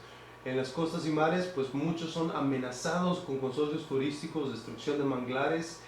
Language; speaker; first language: Spanish; native; Spanish